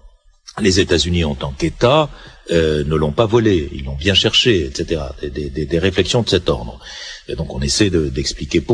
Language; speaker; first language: French; native; French